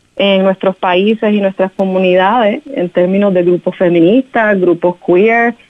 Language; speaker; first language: Spanish; native; Spanish